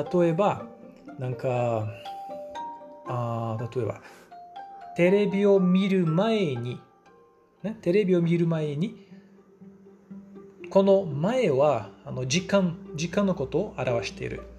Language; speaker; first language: Japanese; non-native, fluent; Portuguese